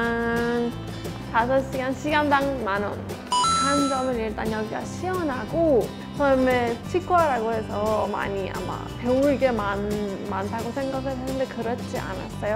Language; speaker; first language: Korean; non-native, fluent; Persian